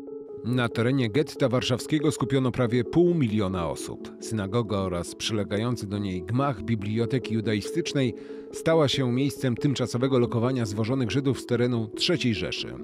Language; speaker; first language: Polish; native; Polish